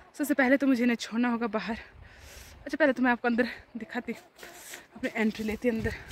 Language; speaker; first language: Hindi; non-native, local second language; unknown